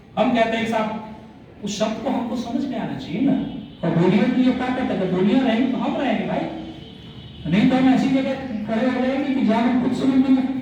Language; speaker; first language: Hindi; native; Hindi